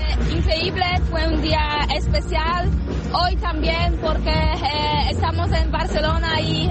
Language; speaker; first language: Spanish; non-native, learner; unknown